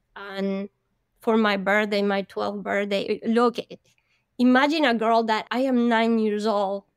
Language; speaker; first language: English; non-native, fluent; Spanish